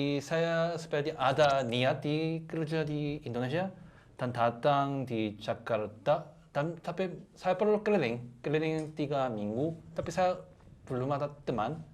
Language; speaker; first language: Indonesian; non-native, learner; Korean